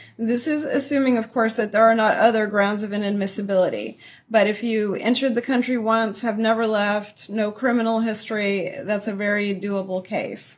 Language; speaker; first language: English; early bilingual, other home language; Spanish